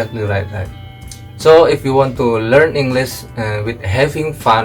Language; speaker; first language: English; non-native, learner; Indonesian